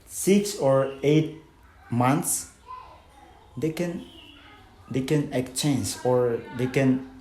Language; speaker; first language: English; non-native, fluent; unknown